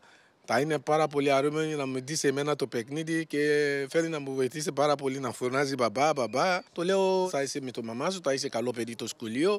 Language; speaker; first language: Greek; non-native, learner; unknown